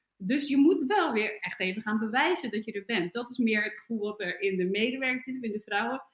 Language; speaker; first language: Dutch; native; Dutch